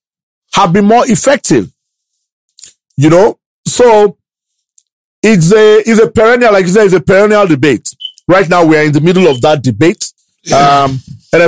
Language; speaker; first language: English; non-native, local second language; Yoruba